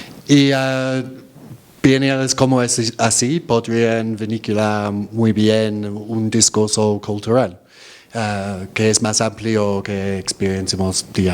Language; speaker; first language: Spanish; non-native, fluent; English